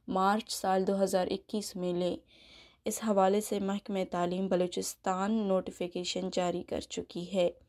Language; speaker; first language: Urdu; non-native, local second language; Baluchi